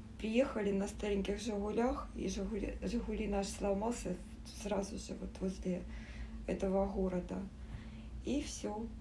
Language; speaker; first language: Russian; native; Russian